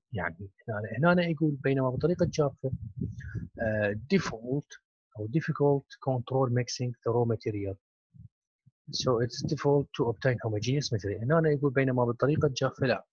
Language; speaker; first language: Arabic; native; Arabic